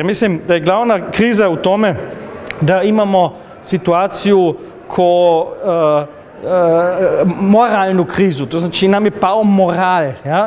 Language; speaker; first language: Serbian; non-native, fluent; German